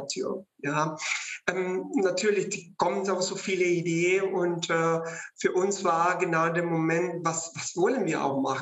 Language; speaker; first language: German; non-native, fluent; Spanish